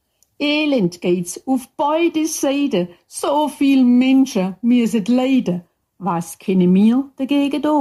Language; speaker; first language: German; native; German